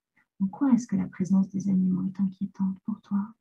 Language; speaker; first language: French; native; French